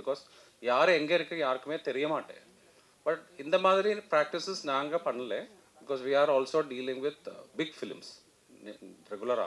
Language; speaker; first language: Tamil; non-native, fluent; Malayalam